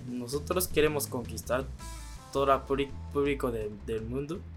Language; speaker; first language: Spanish; non-native, learner; Japanese